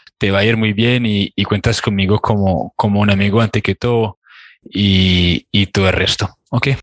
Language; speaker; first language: Spanish; non-native, fluent; French